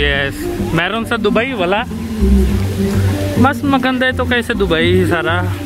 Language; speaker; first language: Filipino; non-native, learner; Punjabi